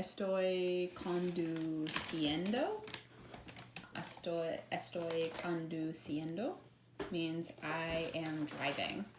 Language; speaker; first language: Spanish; non-native, learner; English